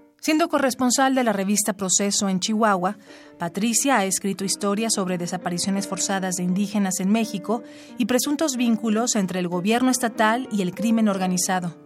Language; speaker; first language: Spanish; native; Spanish